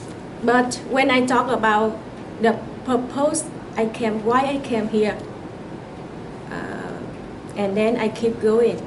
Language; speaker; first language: English; non-native, learner; Vietnamese